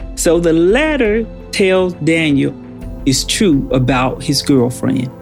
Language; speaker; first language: English; native; English